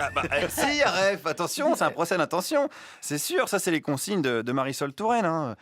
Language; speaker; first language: French; native; French